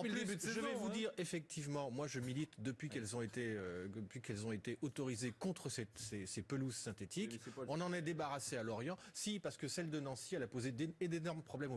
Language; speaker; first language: French; native; French